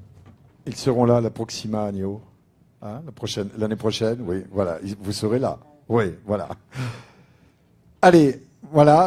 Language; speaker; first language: French; native; French